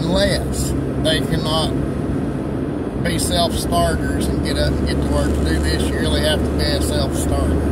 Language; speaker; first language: English; native; English